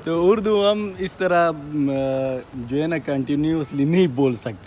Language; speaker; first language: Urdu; non-native, local second language; Pashto